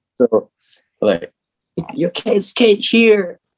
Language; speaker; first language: English; non-native, learner; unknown